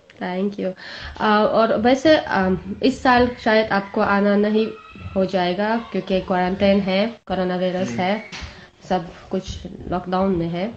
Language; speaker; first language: Hindi; non-native, learner; Russian